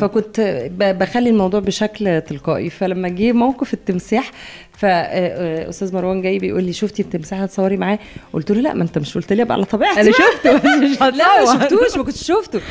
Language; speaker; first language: Arabic; native; Arabic